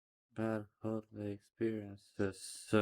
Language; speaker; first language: English; non-native, learner; Ukrainian